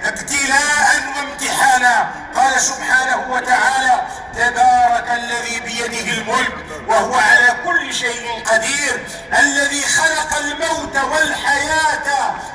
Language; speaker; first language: Arabic; native; Arabic